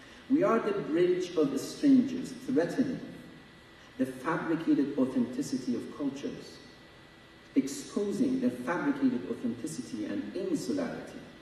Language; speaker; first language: English; non-native, fluent; Persian